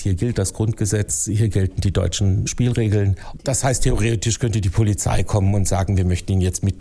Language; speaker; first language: German; native; German